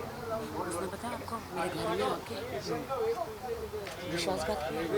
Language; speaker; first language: Hindi; native; Hindi